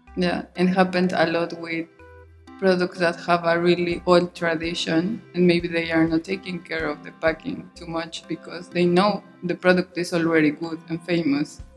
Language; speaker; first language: English; non-native, fluent; Spanish